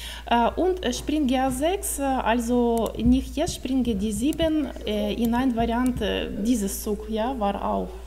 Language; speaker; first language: German; non-native, learner; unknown